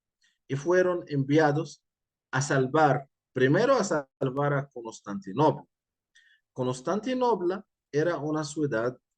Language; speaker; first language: Spanish; non-native, fluent; Arabic